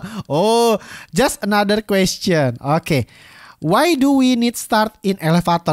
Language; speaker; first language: English; non-native, learner; Indonesian